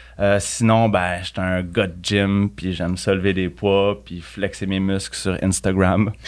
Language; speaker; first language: French; native; French